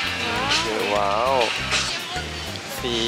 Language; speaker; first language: Spanish; non-native, learner; Japanese